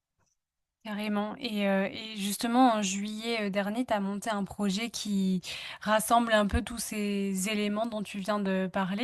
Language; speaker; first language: French; native; French